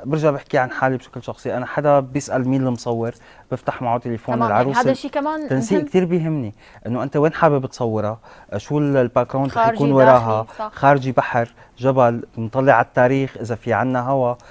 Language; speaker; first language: Arabic; native; Arabic